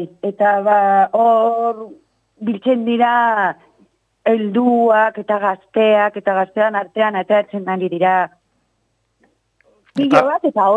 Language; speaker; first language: Basque; non-native, local second language; Spanish